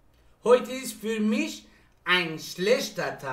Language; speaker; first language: German; non-native, fluent; Persian